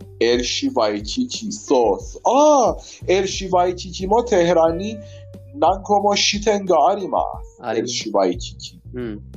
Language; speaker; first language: Japanese; non-native, learner; Persian